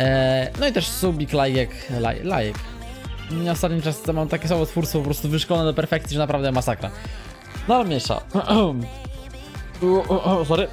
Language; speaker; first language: Polish; native; Polish